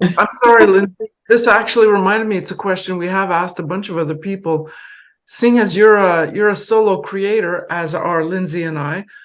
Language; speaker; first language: English; non-native, fluent; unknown